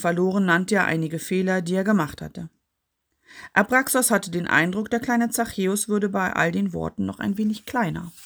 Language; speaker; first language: German; native; German